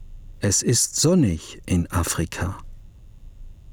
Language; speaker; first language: German; non-native, fluent; English